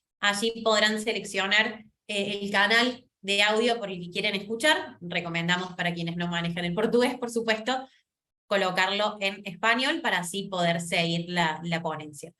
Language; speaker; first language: Spanish; native; Spanish